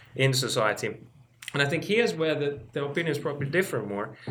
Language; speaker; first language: English; non-native, fluent; Finnish